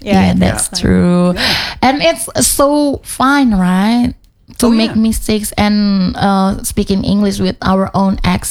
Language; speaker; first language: English; non-native, fluent; Indonesian